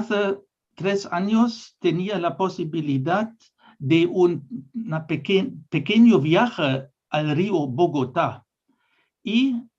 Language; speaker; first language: Spanish; non-native, fluent; German